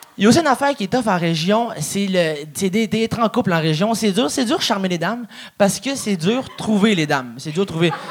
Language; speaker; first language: French; native; French